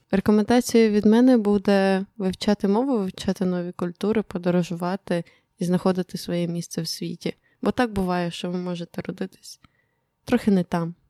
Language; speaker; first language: Ukrainian; native; Ukrainian